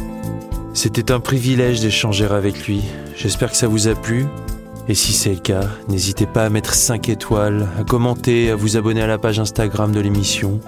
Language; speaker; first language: French; native; French